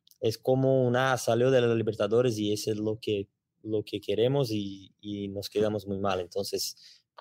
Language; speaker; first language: Spanish; non-native, learner; Portuguese